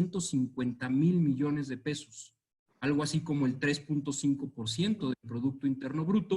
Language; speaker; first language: Spanish; native; Spanish